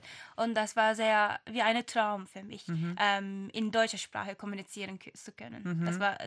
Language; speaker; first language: German; non-native, fluent; Turkish